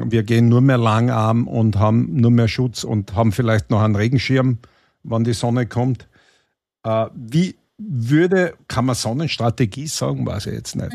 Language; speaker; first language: German; native; German